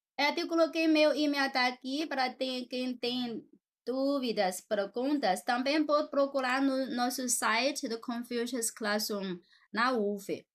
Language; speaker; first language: Portuguese; non-native, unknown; Chinese